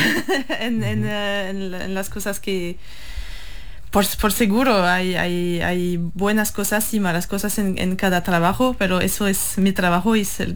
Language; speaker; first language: Spanish; non-native, fluent; French